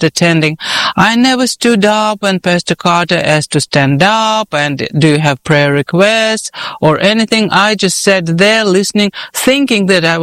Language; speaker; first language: English; non-native, fluent; Russian